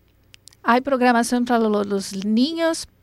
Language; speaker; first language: Spanish; non-native, fluent; Portuguese